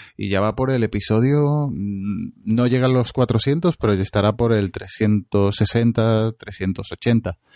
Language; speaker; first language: Spanish; native; Spanish